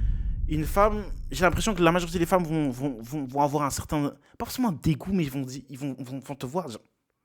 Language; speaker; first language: French; native; French